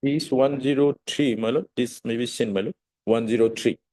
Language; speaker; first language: English; non-native, local second language; Assamese